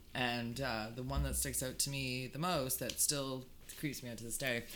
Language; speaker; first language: English; native; English